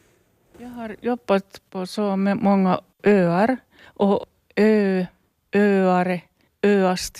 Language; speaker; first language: Swedish; non-native, learner; Finnish